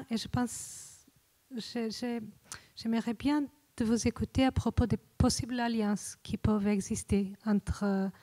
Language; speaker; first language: French; non-native, fluent; Portuguese